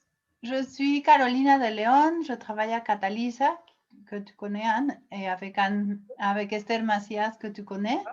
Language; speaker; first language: French; non-native, fluent; Spanish